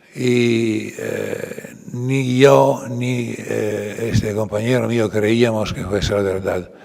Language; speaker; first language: Spanish; non-native, fluent; Italian